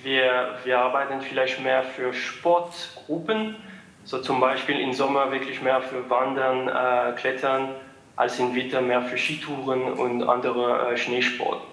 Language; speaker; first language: German; non-native, fluent; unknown